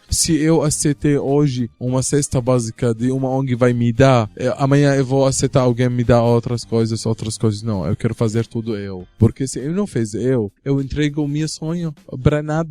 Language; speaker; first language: Portuguese; non-native, learner; Arabic